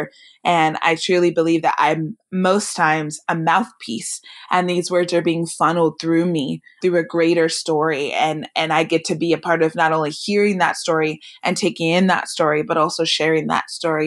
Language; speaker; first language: English; native; English